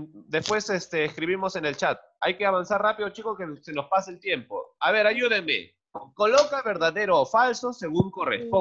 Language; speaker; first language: Spanish; native; Spanish